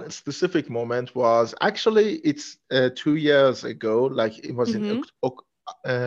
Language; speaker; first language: English; non-native, fluent; Persian